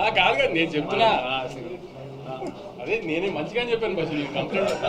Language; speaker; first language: Telugu; native; Telugu